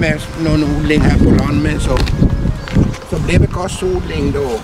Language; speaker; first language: Swedish; native; Swedish